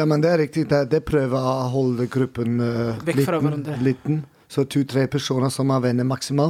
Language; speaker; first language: Norwegian; non-native, learner; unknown